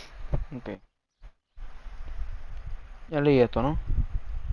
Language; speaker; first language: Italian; non-native, learner; Spanish